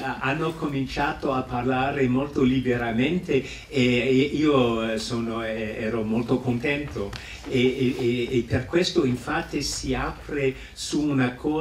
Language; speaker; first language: Italian; non-native, fluent; English